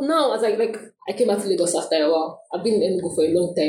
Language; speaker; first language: English; non-native, local second language; Yoruba